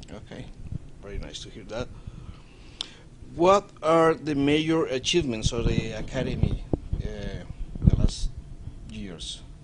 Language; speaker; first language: English; non-native, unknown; Spanish